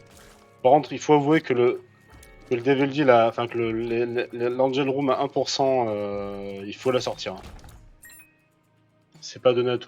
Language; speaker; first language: French; native; French